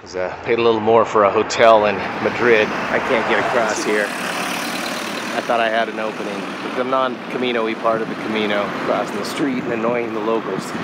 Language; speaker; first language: English; native; English